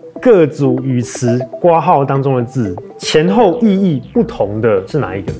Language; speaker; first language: Chinese; native; Chinese